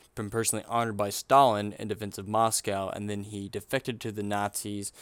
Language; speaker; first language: English; native; English